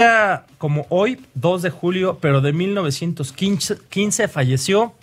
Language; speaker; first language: Spanish; native; Spanish